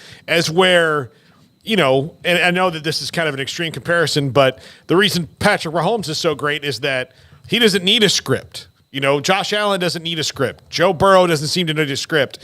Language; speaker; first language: English; native; English